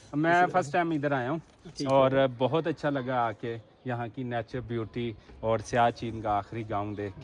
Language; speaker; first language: Urdu; non-native, local second language; Punjabi